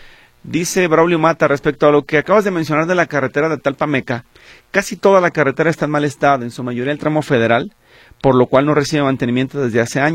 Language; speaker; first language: Spanish; native; Spanish